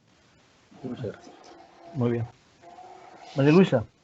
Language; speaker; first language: Spanish; native; Spanish